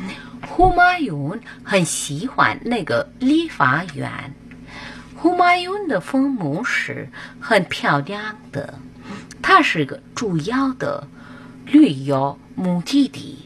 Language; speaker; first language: Chinese; non-native, learner; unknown